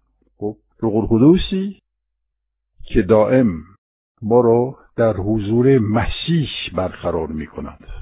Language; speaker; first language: Persian; non-native, fluent; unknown